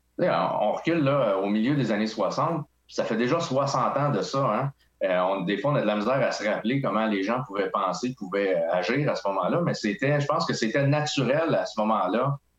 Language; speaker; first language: French; native; French